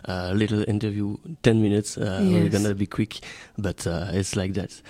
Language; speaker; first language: English; non-native, learner; French